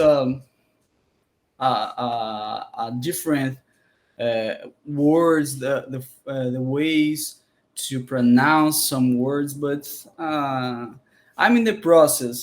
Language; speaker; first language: English; non-native, learner; Portuguese